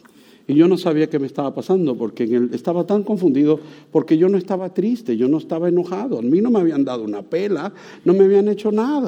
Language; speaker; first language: Spanish; native; Spanish